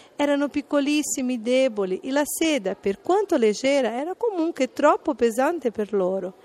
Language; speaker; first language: Italian; non-native, fluent; Portuguese